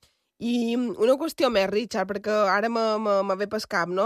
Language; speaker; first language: Catalan; native; Catalan